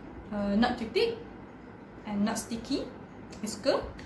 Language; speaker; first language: English; non-native, local second language; Malay